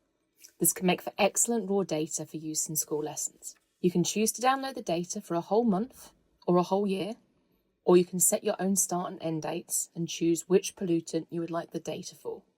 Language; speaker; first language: English; native; English